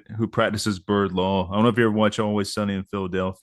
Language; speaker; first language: English; native; English